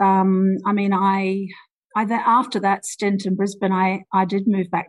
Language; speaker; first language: English; native; English